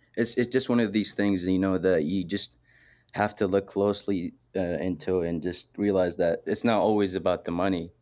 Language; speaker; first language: English; early bilingual, other home language; Arabic